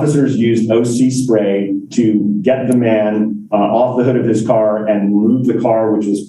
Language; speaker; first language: English; native; English